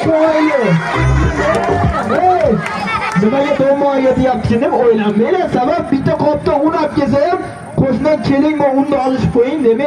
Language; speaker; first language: Uzbek; native; Uzbek